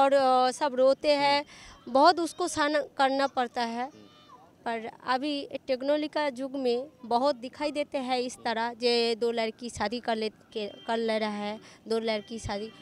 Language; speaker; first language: Hindi; non-native, local second language; Bangla